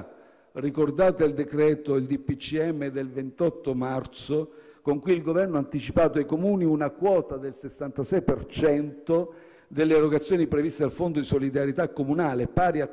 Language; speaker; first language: Italian; native; Italian